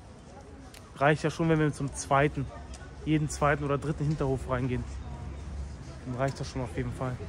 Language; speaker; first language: German; native; German